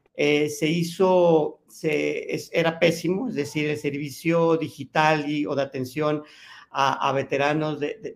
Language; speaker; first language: Spanish; native; Spanish